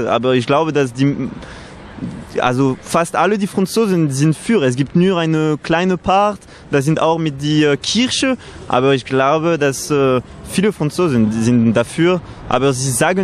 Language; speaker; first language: German; non-native, learner; French